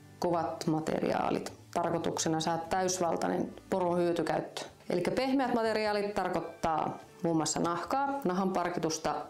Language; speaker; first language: Finnish; native; Finnish